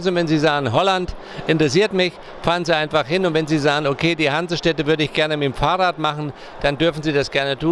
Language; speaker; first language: German; native; German